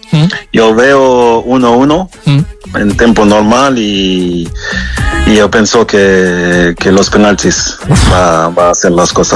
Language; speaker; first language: Spanish; non-native, fluent; French